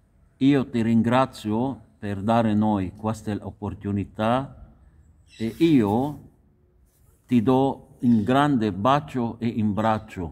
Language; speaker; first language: Italian; non-native, learner; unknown